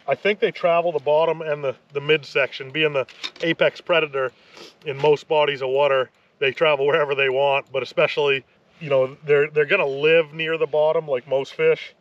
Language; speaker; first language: English; native; English